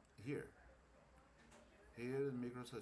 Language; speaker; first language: English; non-native, learner; Portuguese